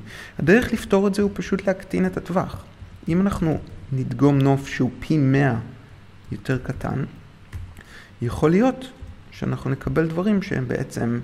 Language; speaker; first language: Hebrew; native; Hebrew